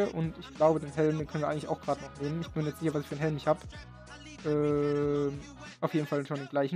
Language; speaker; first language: German; native; German